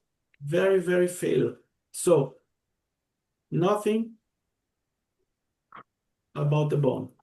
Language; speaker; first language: English; non-native, learner; Portuguese